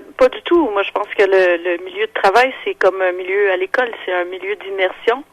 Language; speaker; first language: French; non-native, local second language; English